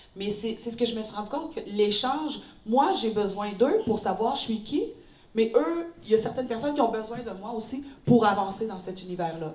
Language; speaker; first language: French; native; French